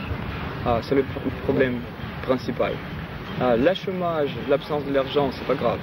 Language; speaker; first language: French; non-native, fluent; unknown